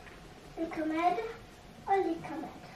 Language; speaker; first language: Swedish; non-native, learner; Tigrinya